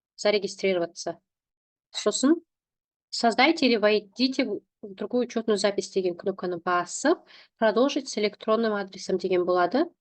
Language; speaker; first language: Russian; non-native, local second language; Kazakh